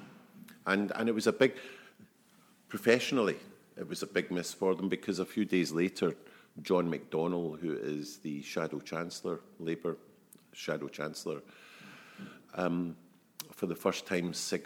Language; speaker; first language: English; native; English